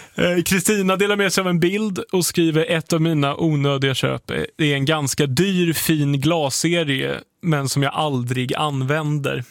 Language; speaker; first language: Swedish; native; Swedish